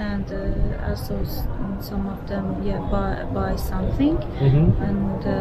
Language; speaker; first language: English; non-native, learner; Persian